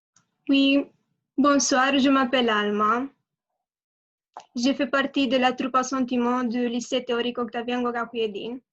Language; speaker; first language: French; non-native, learner; Romanian